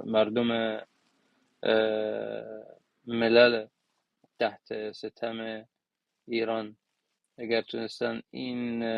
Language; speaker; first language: Persian; non-native, local second language; Arabic